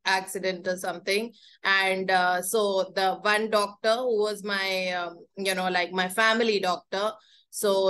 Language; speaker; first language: Hindi; native; Hindi